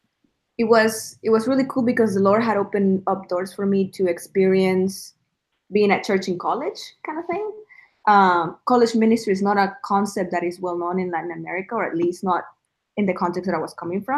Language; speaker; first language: English; non-native, fluent; Spanish